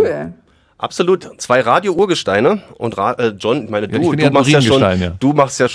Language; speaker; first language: German; native; German